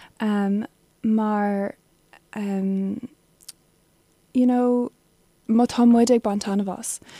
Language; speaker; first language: Irish; non-native, local second language; English